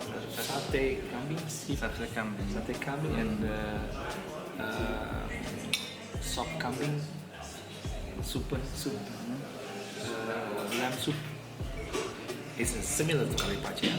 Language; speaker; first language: English; non-native, learner; Indonesian